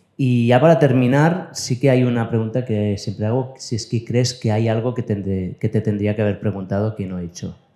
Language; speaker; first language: Spanish; native; Spanish